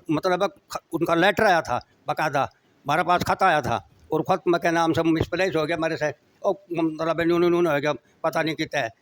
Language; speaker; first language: Hindi; native; Hindi